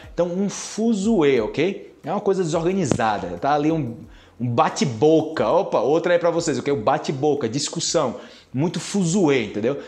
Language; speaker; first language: Portuguese; native; Portuguese